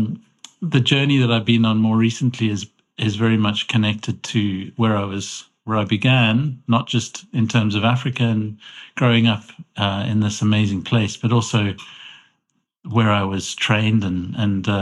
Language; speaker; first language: English; native; English